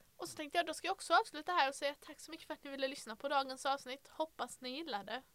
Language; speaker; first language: Swedish; native; Swedish